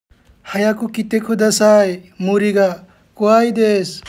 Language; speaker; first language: Japanese; non-native, learner; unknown